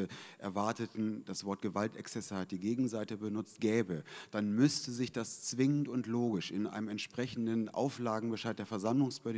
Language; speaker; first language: German; native; German